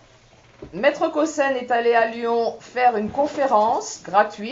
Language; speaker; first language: French; native; French